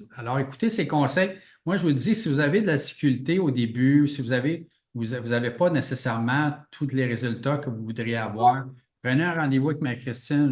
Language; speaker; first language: French; native; French